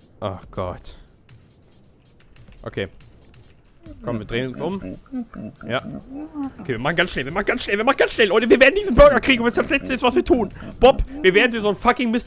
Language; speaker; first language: German; native; German